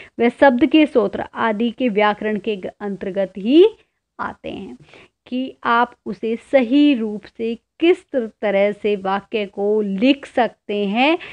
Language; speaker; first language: Hindi; native; Hindi